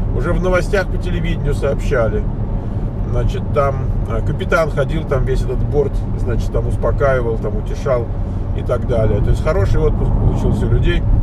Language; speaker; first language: Russian; native; Russian